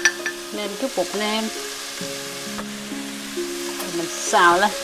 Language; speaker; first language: Vietnamese; native; Vietnamese